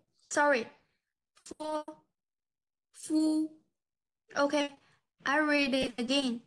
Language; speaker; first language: English; non-native, learner; Chinese